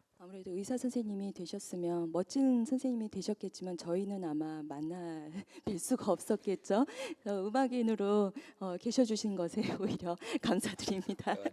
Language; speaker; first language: Korean; early bilingual, heritage; Korean